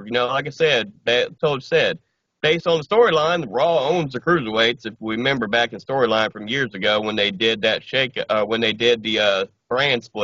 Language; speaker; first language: English; native; English